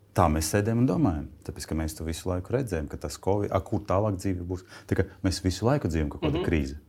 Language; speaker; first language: Latvian; non-native, local second language; Russian